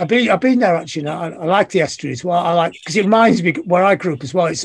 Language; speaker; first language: English; native; English